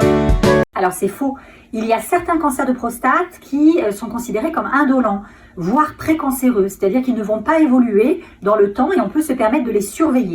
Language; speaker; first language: French; native; French